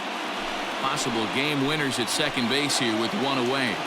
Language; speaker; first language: English; native; English